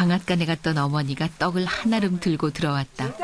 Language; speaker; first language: Korean; native; Korean